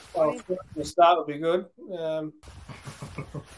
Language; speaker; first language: English; native; English